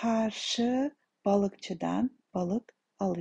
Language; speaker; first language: Turkish; non-native, fluent; Kazakh